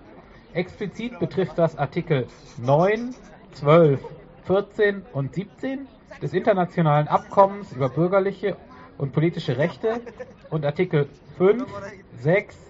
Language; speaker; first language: German; native; German